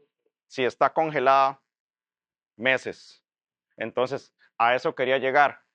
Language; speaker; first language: Spanish; native; Spanish